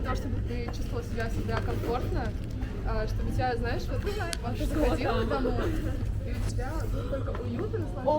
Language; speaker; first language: Russian; native; Russian